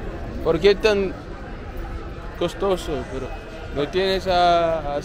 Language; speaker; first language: Spanish; non-native, learner; English